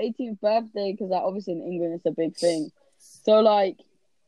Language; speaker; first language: English; native; English